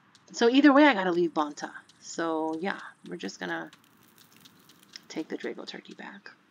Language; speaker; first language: English; early bilingual, other home language; Spanish